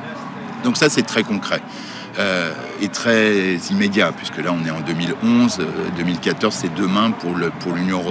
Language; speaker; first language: French; native; French